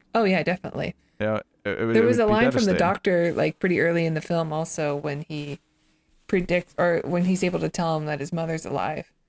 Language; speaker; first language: English; native; English